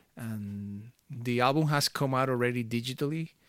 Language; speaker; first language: English; early bilingual, other home language; Portuguese